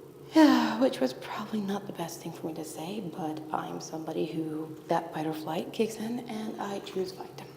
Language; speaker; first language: English; native; English